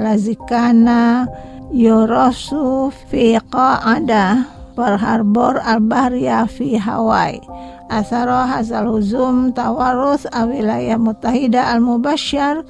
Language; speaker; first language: Arabic; non-native, fluent; Indonesian